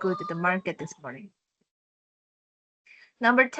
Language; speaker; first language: English; non-native, fluent; Indonesian